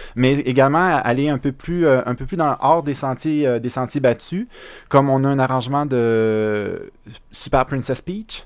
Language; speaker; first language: French; native; French